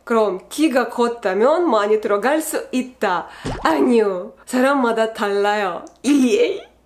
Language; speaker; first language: Korean; non-native, learner; Russian